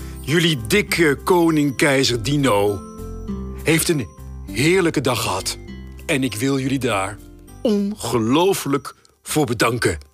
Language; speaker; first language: Dutch; native; Dutch